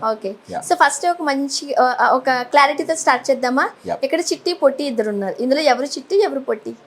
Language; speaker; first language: Telugu; native; Telugu